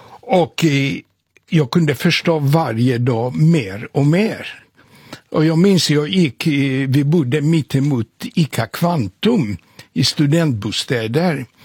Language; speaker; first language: Swedish; non-native, fluent; Polish